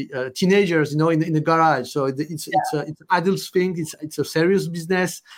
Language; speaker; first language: English; non-native, fluent; French